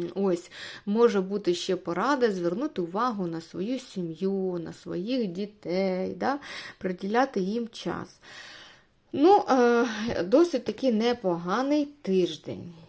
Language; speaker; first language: Ukrainian; non-native, local second language; Russian